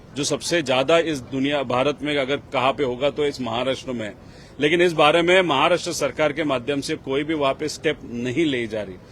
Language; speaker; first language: Hindi; non-native, local second language; Marathi